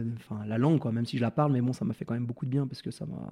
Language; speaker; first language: French; native; French